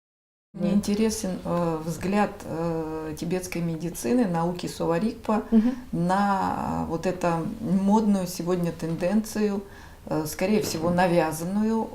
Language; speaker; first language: Russian; native; Russian